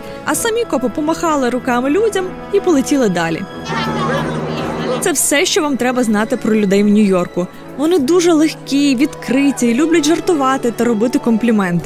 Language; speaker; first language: Ukrainian; native; Ukrainian